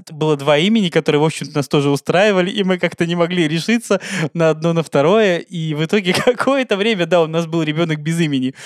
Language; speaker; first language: Russian; native; Russian